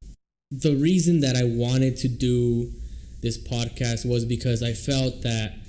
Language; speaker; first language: English; native; English